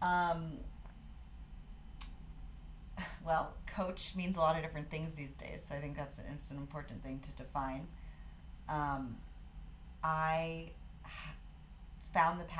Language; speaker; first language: English; native; English